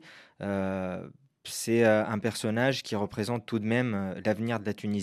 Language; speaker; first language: French; non-native, local second language; Arabic